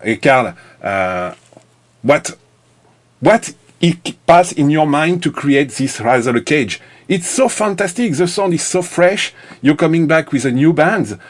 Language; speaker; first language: English; non-native, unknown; French